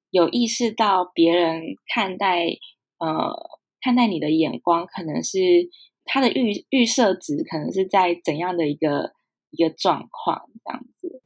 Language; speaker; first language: Chinese; native; Chinese